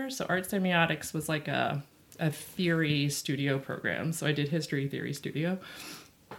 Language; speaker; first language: English; native; English